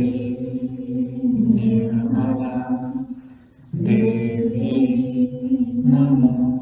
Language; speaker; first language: Italian; non-native, learner; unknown